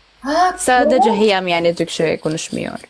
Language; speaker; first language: Turkish; non-native, learner; Arabic